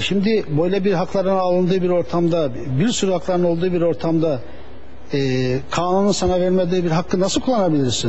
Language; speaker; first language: Turkish; native; Turkish